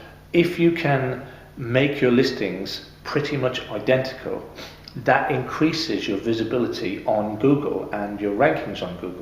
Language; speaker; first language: English; native; English